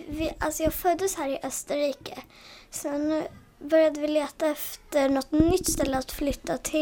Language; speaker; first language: Swedish; early bilingual, heritage; Swedish